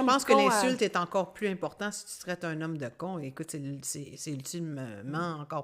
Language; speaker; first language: French; native; French